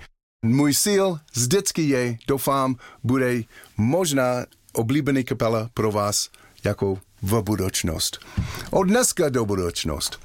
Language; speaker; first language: Czech; non-native, learner; English